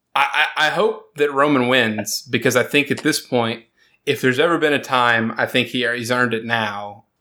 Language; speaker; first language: English; native; English